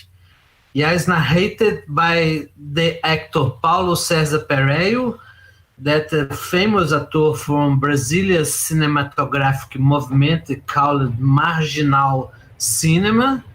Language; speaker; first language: English; non-native, learner; Portuguese